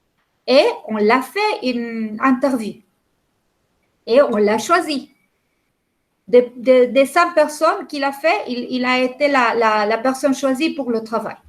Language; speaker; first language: French; non-native, fluent; Spanish